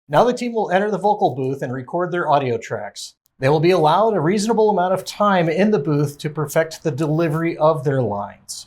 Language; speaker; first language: English; native; English